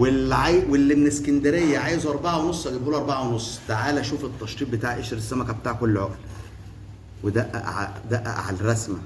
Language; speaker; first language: Arabic; native; Arabic